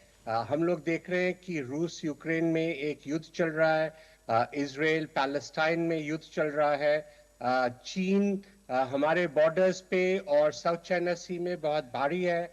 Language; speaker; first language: Hindi; native; Hindi